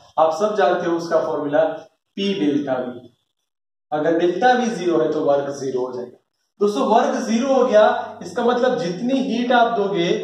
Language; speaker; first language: Hindi; non-native, local second language; Gujarati